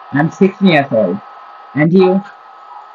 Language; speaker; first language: English; non-native, learner; Bangla